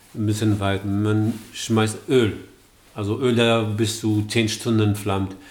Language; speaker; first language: German; early bilingual, other home language; Arabic